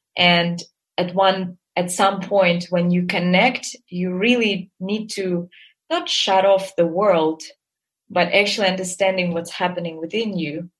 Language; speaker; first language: English; non-native, fluent; Russian